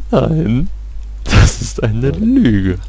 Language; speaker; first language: German; native; German